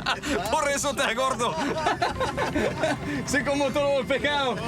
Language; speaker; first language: Spanish; non-native, learner; French